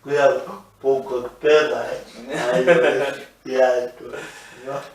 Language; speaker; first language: Spanish; non-native, local second language; Basque